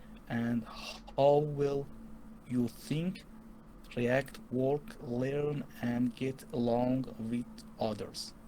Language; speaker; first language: English; non-native, learner; Persian